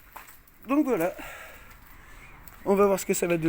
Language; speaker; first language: French; native; French